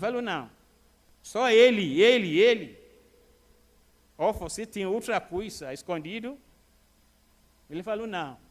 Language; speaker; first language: Portuguese; non-native, fluent; Arabic